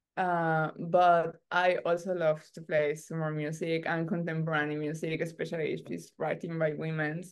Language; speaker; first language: English; non-native, learner; Spanish